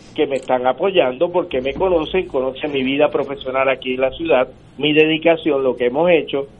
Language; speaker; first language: Spanish; native; Spanish